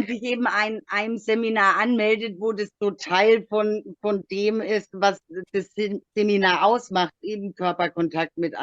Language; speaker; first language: German; native; German